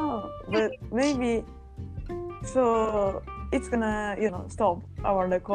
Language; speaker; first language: English; non-native, learner; Japanese